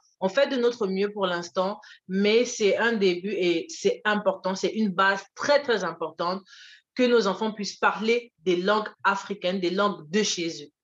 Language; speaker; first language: French; early bilingual, other home language; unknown